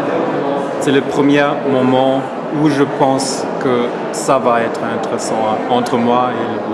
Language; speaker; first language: French; non-native, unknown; German